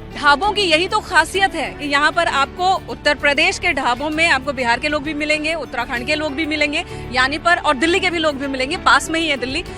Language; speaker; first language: Hindi; native; Hindi